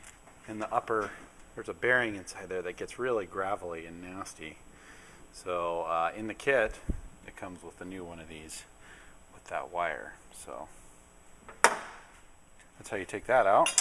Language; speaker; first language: English; native; English